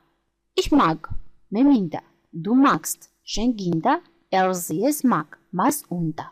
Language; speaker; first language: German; non-native, fluent; Georgian